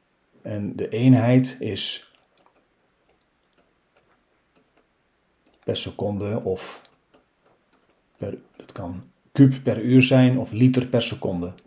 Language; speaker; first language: Dutch; native; Dutch